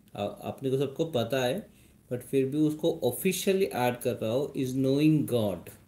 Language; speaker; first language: Hindi; non-native, local second language; Marathi